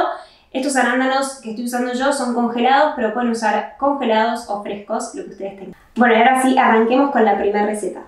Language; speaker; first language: Spanish; native; Spanish